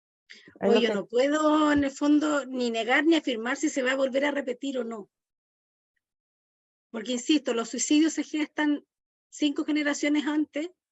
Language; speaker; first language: Spanish; native; Spanish